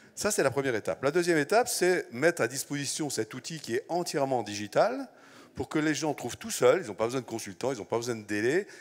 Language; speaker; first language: French; native; French